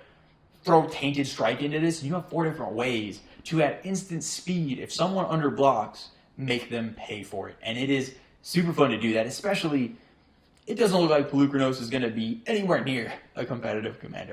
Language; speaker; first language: English; native; English